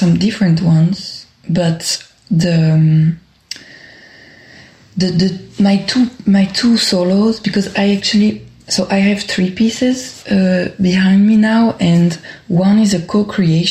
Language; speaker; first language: English; non-native, fluent; French